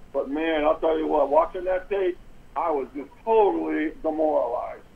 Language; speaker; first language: English; native; English